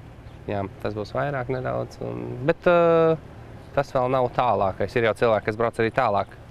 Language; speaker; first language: Latvian; native; Latvian